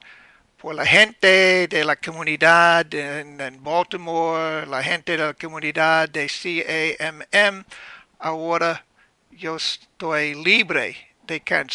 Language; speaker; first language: Spanish; non-native, learner; English